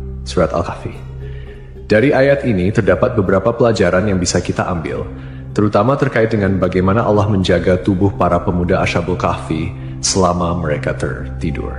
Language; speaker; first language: Indonesian; native; Indonesian